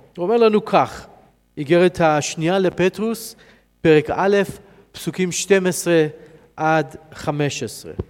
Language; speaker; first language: Hebrew; non-native, fluent; English